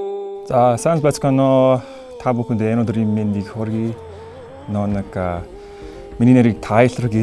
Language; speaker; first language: Mongolian; non-native, learner; English